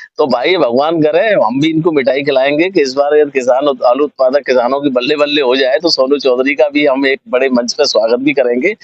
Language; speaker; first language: Hindi; native; Hindi